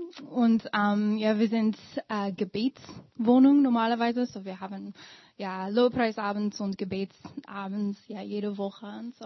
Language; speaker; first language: German; non-native, learner; English